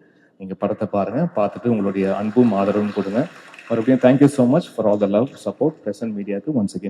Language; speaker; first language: Tamil; native; Tamil